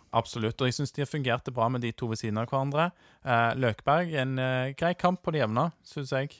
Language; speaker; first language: Norwegian; native; Norwegian